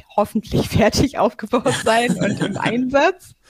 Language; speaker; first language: German; native; German